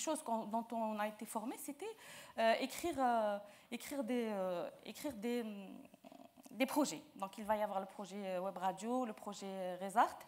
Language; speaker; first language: French; non-native, local second language; Arabic